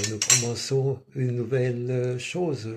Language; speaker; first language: French; non-native, fluent; German